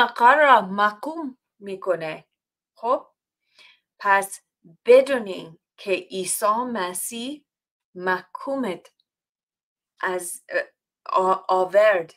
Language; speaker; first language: Persian; non-native, fluent; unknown